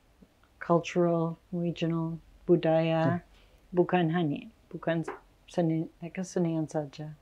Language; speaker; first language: Indonesian; non-native, fluent; English